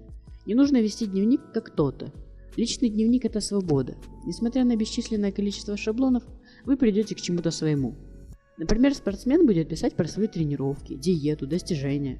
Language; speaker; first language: Russian; native; Russian